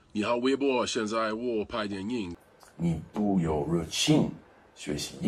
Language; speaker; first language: Chinese; non-native, learner; English